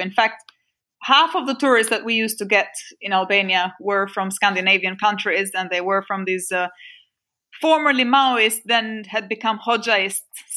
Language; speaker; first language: English; non-native, fluent; French